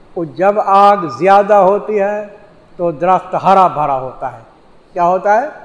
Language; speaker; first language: Urdu; non-native, local second language; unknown